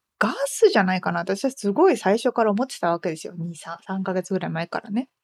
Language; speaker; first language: Japanese; native; Japanese